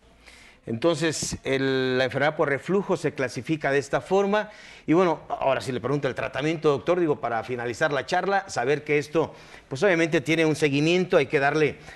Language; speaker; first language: Spanish; native; Spanish